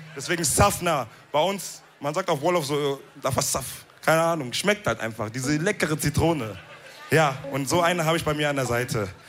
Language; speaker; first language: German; early bilingual, other home language; Wolof